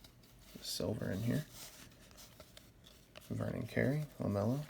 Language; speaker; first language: English; native; English